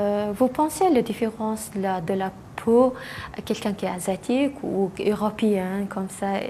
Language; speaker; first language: French; non-native, learner; Mongolian